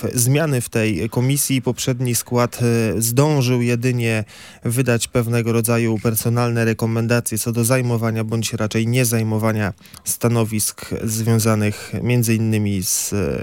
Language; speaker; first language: Polish; native; Polish